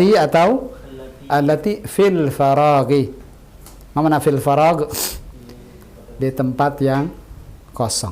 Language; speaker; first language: Indonesian; native; Indonesian